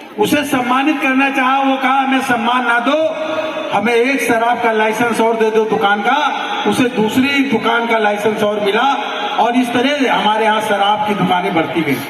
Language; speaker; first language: Hindi; native; Hindi